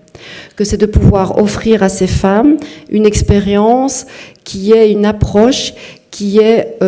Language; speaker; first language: French; native; French